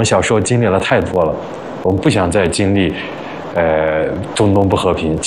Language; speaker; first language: Chinese; early bilingual, other home language; Arabic